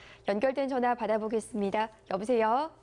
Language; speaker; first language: Korean; native; Korean